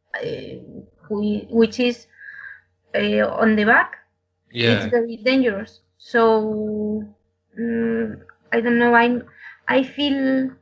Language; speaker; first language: English; non-native, learner; Spanish